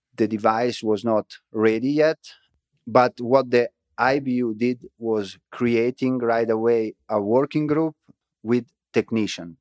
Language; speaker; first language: English; non-native, fluent; Italian